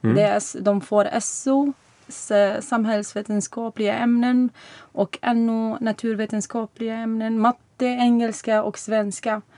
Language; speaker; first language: Swedish; non-native, fluent; Arabic